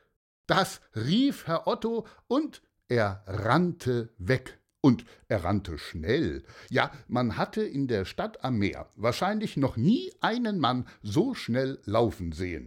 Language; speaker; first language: German; native; German